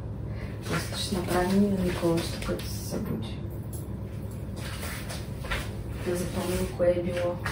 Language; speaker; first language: Bulgarian; native; Bulgarian